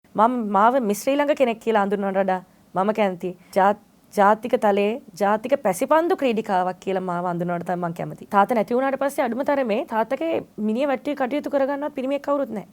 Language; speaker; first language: Sinhala; native; Sinhala